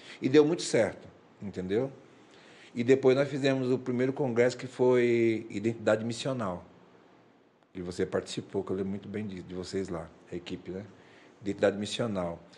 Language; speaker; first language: Portuguese; native; Portuguese